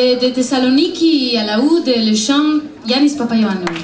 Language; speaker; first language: French; non-native, learner; Hebrew